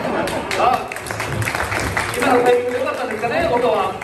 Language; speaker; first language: Japanese; native; Japanese